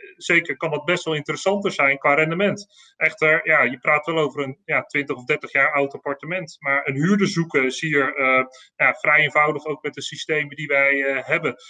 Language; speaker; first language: Dutch; native; Dutch